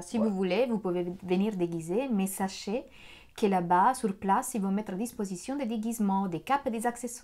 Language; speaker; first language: French; native; French